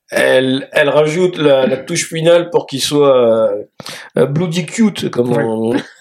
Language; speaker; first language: French; native; French